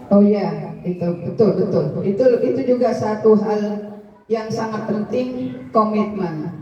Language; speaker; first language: Indonesian; native; Indonesian